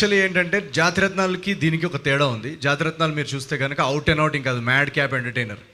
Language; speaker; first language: Telugu; native; Telugu